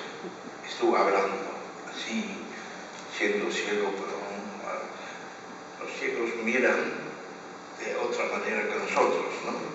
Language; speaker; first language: Spanish; non-native, fluent; Dutch